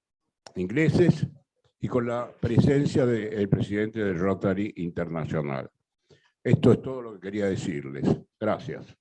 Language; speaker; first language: Spanish; native; Spanish